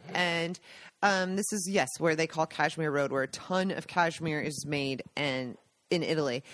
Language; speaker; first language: English; native; English